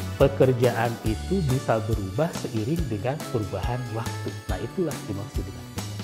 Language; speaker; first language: Indonesian; non-native, local second language; Sundanese